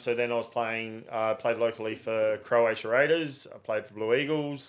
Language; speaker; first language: English; native; English